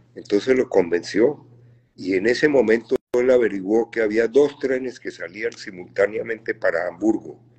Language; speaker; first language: Spanish; native; Spanish